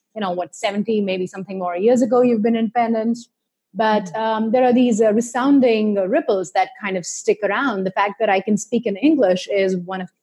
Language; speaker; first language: English; non-native, local second language; Hindi